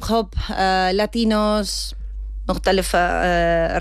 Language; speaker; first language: Arabic; non-native, learner; Spanish